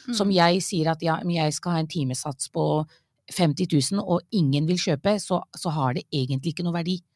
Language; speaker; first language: Norwegian; early bilingual, other home language; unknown